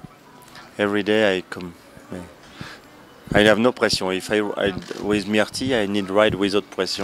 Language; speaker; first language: English; non-native, learner; French